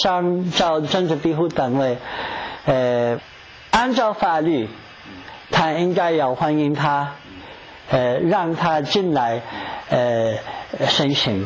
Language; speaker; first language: Chinese; non-native, fluent; English